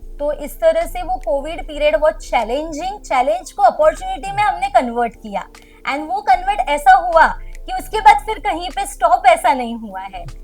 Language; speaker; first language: Hindi; non-native, local second language; Marwari